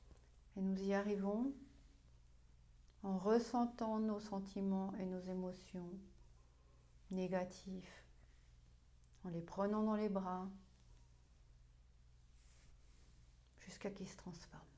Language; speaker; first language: French; non-native, fluent; German